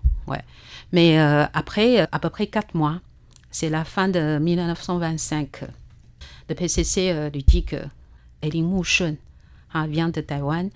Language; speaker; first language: French; non-native, learner; Chinese